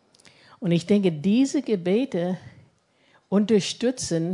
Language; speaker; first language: German; non-native, fluent; English